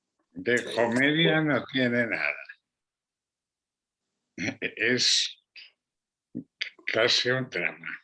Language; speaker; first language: Spanish; non-native, local second language; Catalan